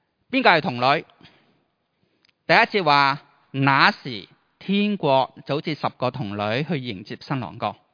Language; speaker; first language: Chinese; native; Chinese